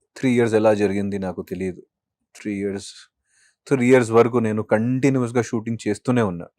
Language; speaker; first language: Telugu; non-native, fluent; Hindi